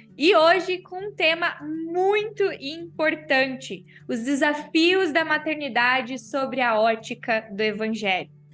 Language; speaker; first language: Portuguese; native; Portuguese